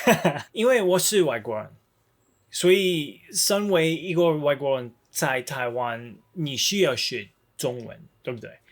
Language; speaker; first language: Chinese; non-native, learner; English